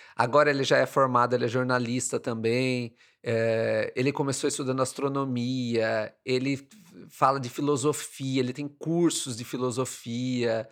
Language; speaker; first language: Portuguese; native; Portuguese